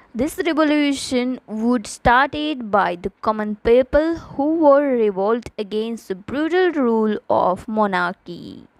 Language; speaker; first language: English; non-native, local second language; Gujarati